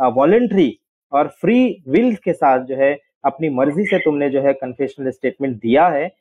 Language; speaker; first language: Hindi; non-native, local second language; Urdu